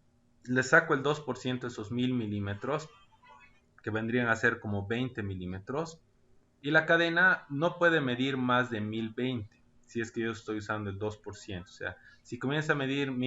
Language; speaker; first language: Spanish; native; Spanish